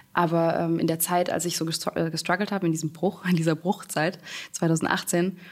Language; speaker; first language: German; native; German